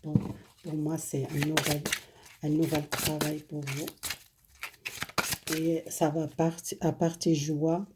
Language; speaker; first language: French; non-native, fluent; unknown